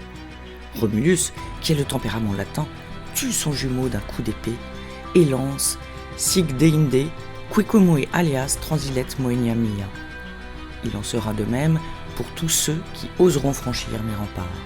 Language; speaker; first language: French; native; French